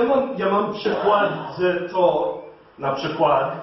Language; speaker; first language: Polish; non-native, learner; English